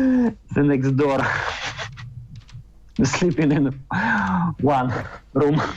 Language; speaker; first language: English; non-native, learner; Russian